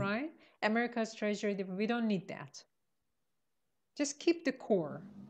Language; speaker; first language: English; non-native, fluent; Persian